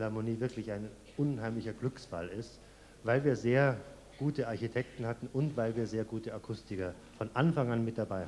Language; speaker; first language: German; native; German